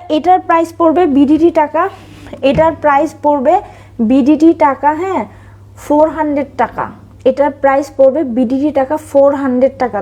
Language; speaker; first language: Bangla; native; Bangla